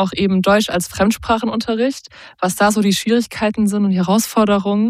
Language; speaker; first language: German; native; German